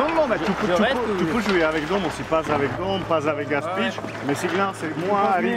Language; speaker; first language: French; non-native, learner; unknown